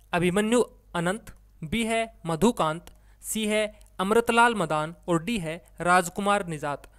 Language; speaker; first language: Hindi; native; Hindi